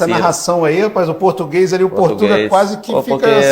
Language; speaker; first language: Portuguese; native; Portuguese